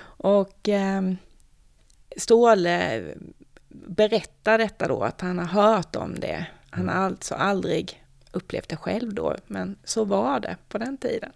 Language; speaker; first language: Swedish; native; Swedish